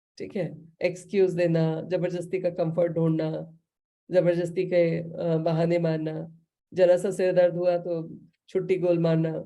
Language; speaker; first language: Hindi; native; Hindi